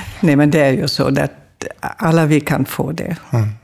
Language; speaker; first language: Swedish; non-native, fluent; German